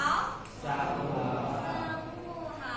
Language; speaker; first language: Chinese; non-native, learner; Indonesian